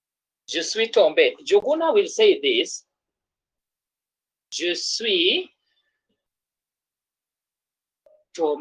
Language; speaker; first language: French; non-native, fluent; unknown